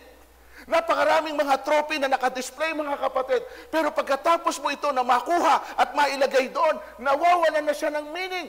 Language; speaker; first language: Filipino; native; Filipino